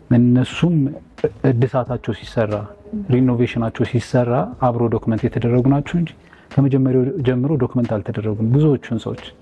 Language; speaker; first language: Amharic; native; Amharic